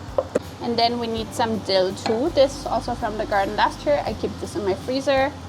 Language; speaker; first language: English; non-native, fluent; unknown